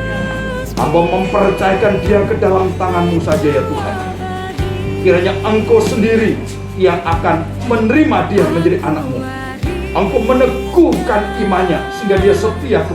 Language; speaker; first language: Indonesian; native; Indonesian